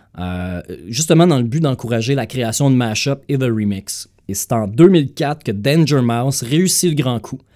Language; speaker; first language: French; native; French